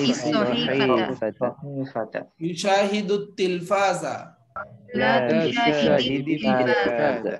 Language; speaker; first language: Arabic; non-native, fluent; Bangla